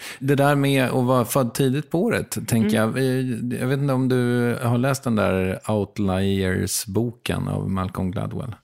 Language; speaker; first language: Swedish; native; Swedish